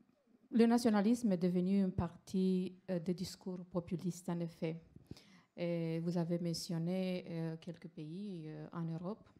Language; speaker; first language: French; non-native, fluent; Romanian